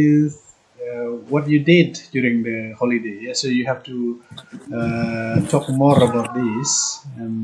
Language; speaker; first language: English; non-native, fluent; Indonesian